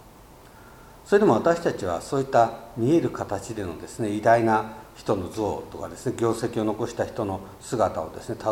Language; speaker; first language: Japanese; native; Japanese